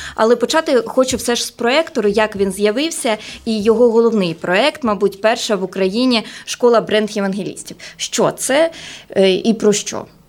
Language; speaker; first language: Ukrainian; native; Ukrainian